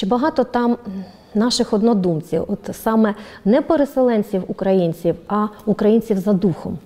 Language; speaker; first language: Ukrainian; native; Ukrainian